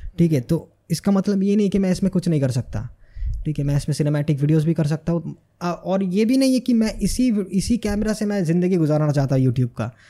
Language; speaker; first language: Hindi; non-native, local second language; Bangla